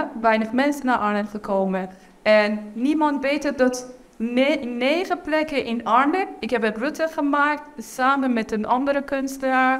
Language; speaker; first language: Dutch; non-native, learner; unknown